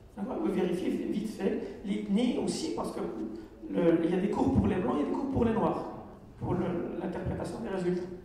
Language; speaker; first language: French; non-native, local second language; Arabic